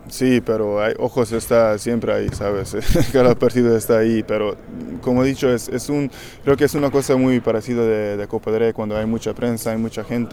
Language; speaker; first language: Spanish; non-native, learner; Hungarian